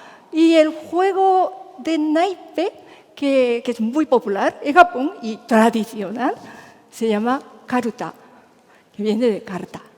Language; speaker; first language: Spanish; non-native, fluent; Japanese